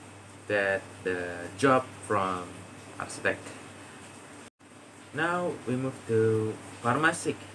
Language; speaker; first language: English; non-native, learner; Indonesian